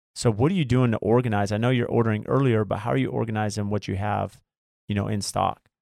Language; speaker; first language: English; native; English